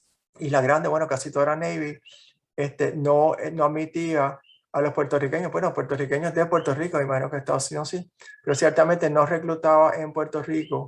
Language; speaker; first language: Spanish; native; Spanish